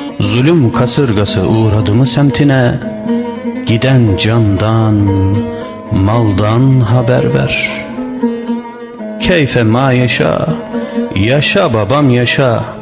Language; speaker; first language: Turkish; native; Turkish